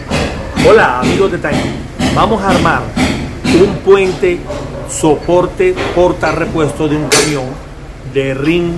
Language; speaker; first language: Spanish; native; Spanish